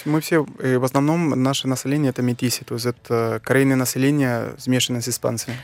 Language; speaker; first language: Russian; non-native, fluent; Spanish